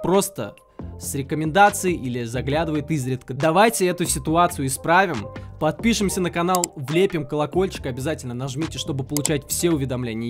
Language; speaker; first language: Russian; native; Russian